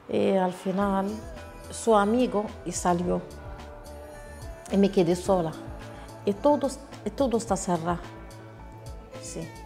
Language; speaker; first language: Spanish; non-native, learner; Arabic